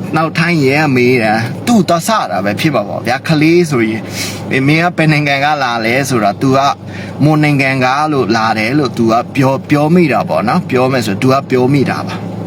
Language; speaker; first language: Burmese; non-native, local second language; Mon